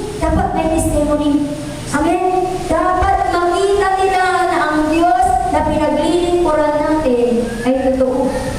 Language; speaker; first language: Filipino; native; Filipino